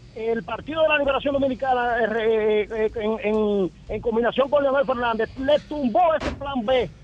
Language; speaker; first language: Spanish; native; Spanish